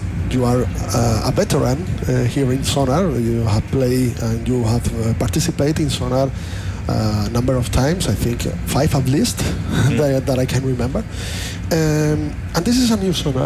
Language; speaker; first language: English; non-native, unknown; Spanish